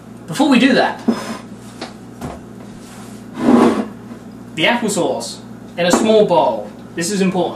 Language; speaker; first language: English; native; English